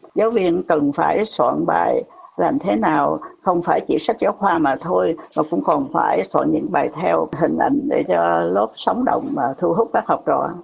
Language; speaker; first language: Vietnamese; native; Vietnamese